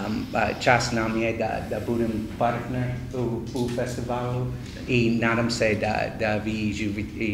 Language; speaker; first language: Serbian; non-native, learner; English